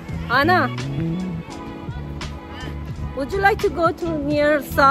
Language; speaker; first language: English; non-native, learner; Persian